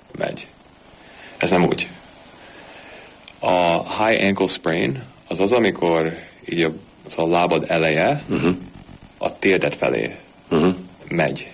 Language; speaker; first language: Hungarian; early bilingual, heritage; Hungarian